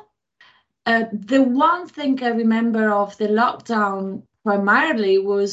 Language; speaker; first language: English; non-native, fluent; Italian